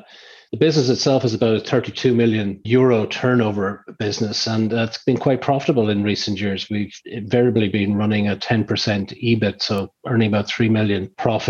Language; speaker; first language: English; native; English